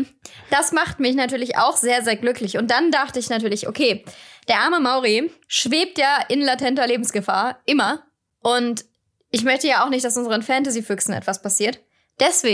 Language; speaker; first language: German; native; German